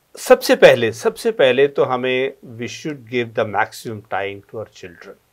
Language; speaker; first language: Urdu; non-native, local second language; Punjabi